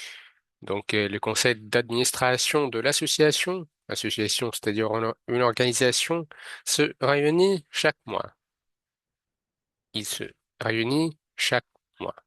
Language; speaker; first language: French; non-native, fluent; Arabic